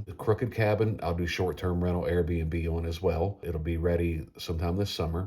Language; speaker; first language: English; native; English